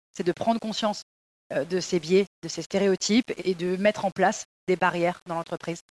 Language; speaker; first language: French; native; French